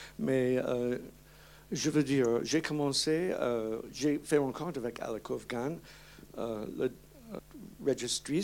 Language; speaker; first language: French; non-native, learner; English